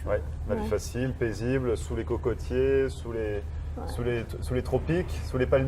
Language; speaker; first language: French; native; French